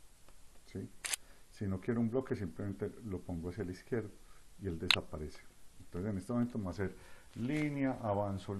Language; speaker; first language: Spanish; native; Spanish